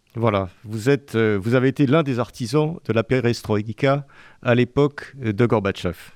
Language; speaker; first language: French; native; French